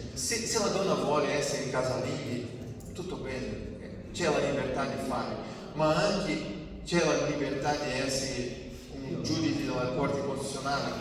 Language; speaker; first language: Italian; non-native, fluent; Portuguese